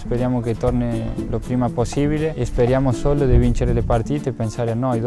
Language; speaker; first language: Italian; non-native, fluent; Spanish